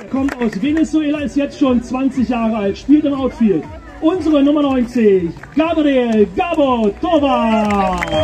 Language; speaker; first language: German; native; German